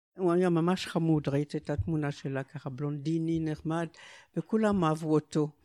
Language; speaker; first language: Hebrew; non-native, fluent; French